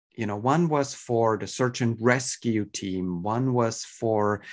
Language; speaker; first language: English; non-native, fluent; Swiss German